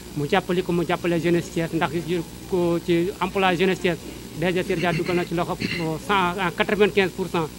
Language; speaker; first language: Wolof; non-native, local second language; Fula